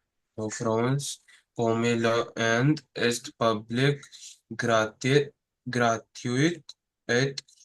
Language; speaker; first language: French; non-native, learner; Hindi